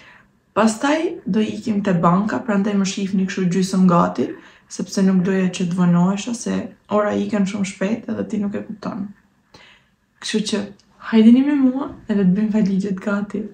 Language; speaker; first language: Albanian; native; Albanian